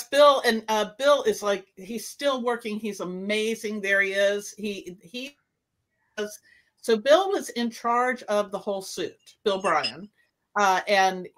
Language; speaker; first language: English; native; English